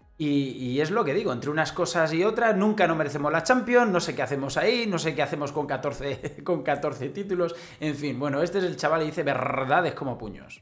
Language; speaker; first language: Spanish; native; Spanish